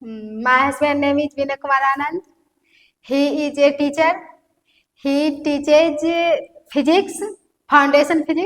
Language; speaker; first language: English; non-native, learner; Hindi